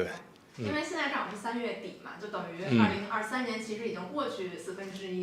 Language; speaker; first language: Chinese; native; Chinese